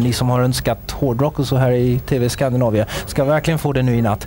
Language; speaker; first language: Swedish; native; Swedish